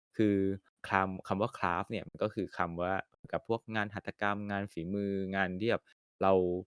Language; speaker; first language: Thai; native; Thai